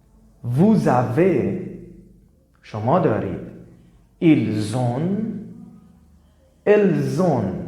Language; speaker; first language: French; non-native, learner; Persian